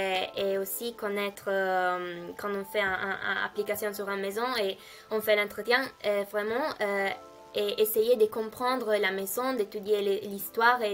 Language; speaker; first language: French; non-native, fluent; Italian